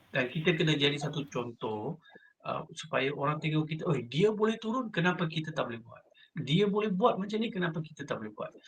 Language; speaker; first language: Malay; non-native, local second language; Tamil